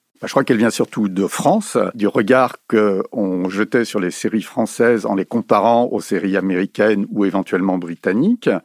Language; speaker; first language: French; native; French